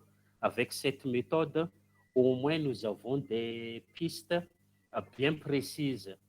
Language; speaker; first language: French; non-native, local second language; Malagasy